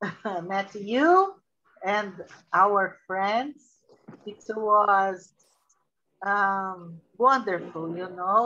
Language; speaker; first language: English; non-native, learner; Portuguese